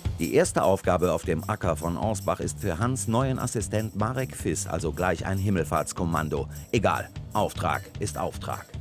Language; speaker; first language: German; native; German